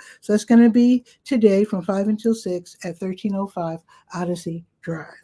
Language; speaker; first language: English; native; English